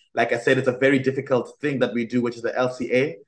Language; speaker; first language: English; non-native, local second language; Tswana